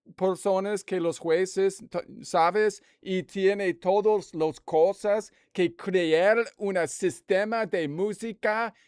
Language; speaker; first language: Spanish; non-native, learner; English